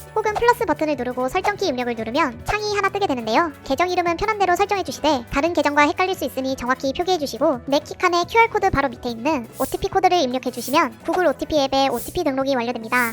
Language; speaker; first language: Korean; native; Korean